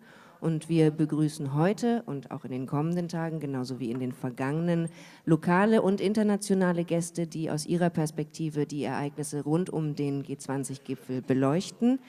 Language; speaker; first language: German; native; German